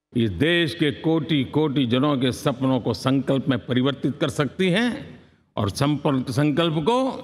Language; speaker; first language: Hindi; non-native, local second language; Gujarati